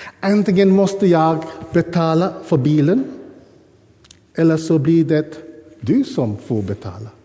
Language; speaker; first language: Swedish; non-native, fluent; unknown